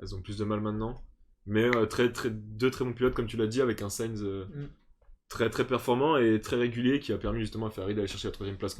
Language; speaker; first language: French; native; French